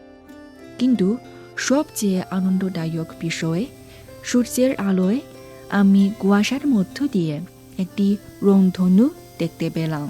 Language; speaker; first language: Bangla; non-native, fluent; Chinese